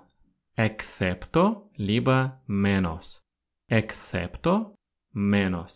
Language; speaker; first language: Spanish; non-native, fluent; Russian